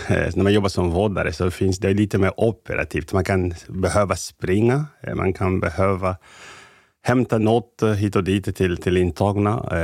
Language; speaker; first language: Swedish; non-native, fluent; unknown